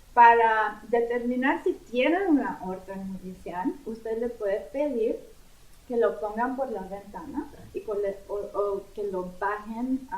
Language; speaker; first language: Spanish; non-native, fluent; English